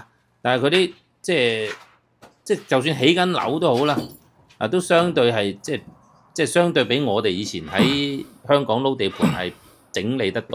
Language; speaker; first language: Cantonese; native; Cantonese